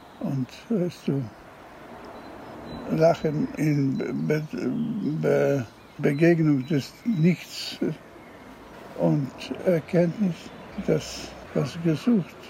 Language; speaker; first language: German; non-native, fluent; Polish